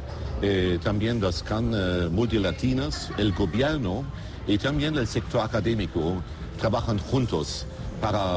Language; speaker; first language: Spanish; non-native, learner; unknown